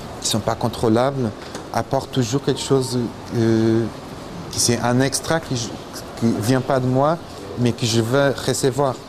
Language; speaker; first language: French; non-native, fluent; Portuguese